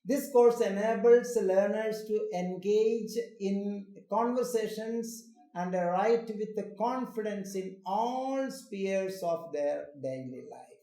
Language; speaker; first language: English; non-native, local second language; Malayalam